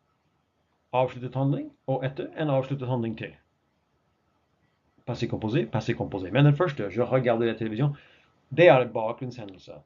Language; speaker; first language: Norwegian; non-native, fluent; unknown